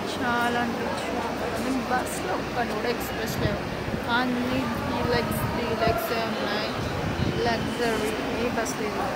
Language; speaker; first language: Telugu; non-native, local second language; Lambadi